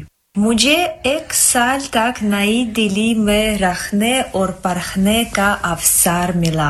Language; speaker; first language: Hindi; non-native, fluent; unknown